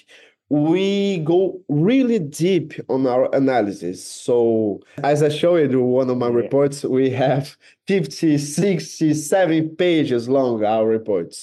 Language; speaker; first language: English; non-native, fluent; Portuguese